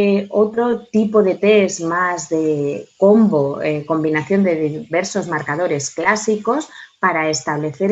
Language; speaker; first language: Spanish; native; Spanish